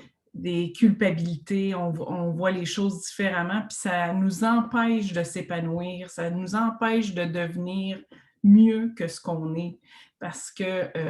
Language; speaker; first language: French; native; French